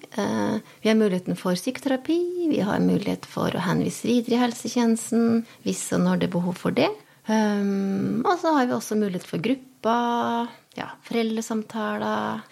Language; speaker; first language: Norwegian; native; Norwegian